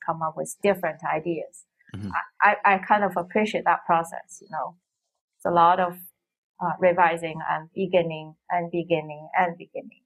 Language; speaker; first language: English; non-native, fluent; Chinese